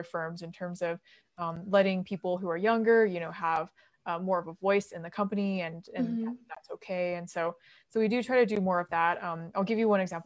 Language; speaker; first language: English; native; English